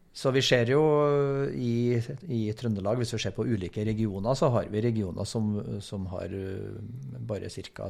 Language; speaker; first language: Norwegian; native; Norwegian